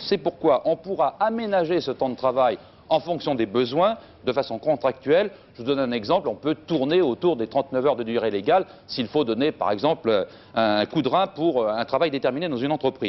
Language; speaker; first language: French; native; French